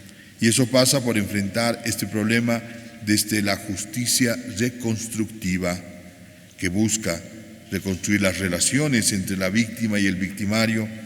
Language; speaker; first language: Spanish; native; Spanish